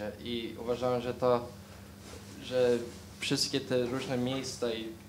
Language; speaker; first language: Polish; early bilingual, heritage; Polish